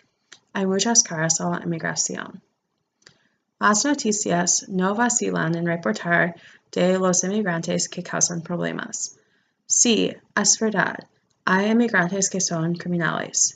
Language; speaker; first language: Spanish; non-native, fluent; English